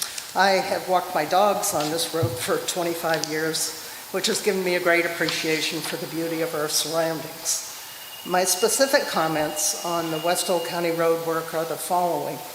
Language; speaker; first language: English; native; English